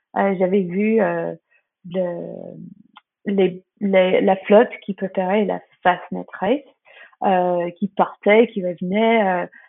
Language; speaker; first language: French; non-native, fluent; English